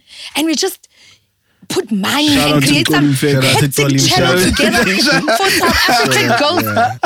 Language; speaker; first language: English; non-native, local second language; Zulu